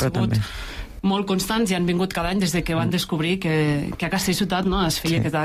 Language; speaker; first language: Catalan; native; Catalan